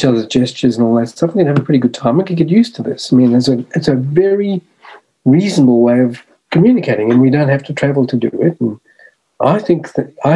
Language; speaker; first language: English; native; English